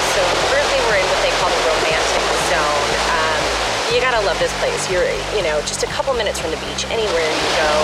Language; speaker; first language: English; native; English